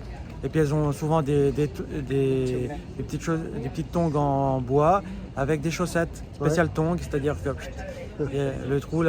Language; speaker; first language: French; native; French